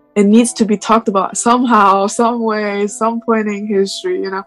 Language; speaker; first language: English; non-native, fluent; Chinese